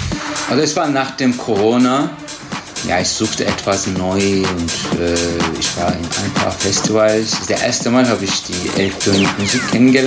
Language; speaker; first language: German; non-native, learner; Turkish